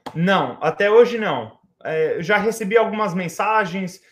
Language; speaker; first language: Portuguese; early bilingual, heritage; English